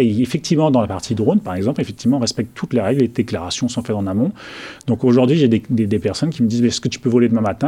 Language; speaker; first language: French; native; French